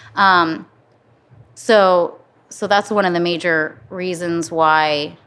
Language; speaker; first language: English; native; English